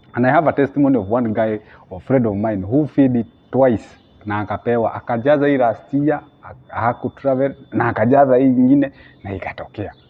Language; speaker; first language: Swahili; native; Swahili